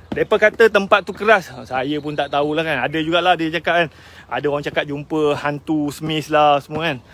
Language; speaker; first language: Malay; native; Malay